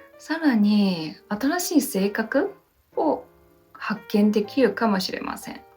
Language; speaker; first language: Japanese; non-native, learner; Chinese